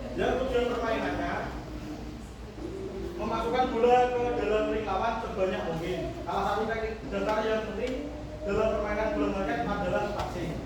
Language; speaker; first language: Indonesian; native; Indonesian